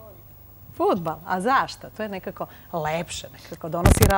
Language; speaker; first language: Serbian; native; Serbian